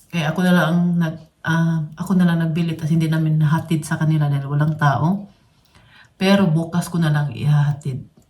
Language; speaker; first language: Filipino; non-native, local second language; Cebuano